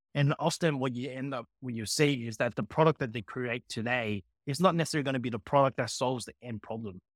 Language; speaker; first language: English; native; English